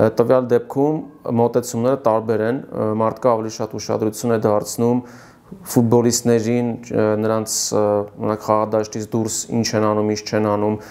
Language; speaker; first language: Armenian; native; Armenian